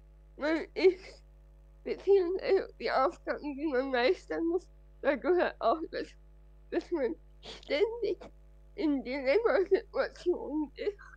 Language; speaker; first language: German; non-native, fluent; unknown